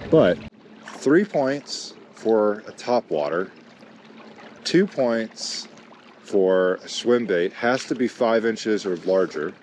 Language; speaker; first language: English; native; English